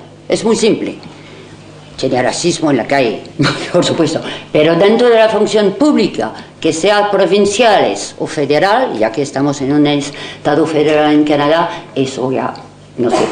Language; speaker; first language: Spanish; non-native, fluent; French